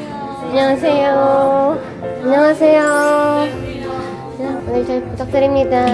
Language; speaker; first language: Korean; non-native, fluent; Filipino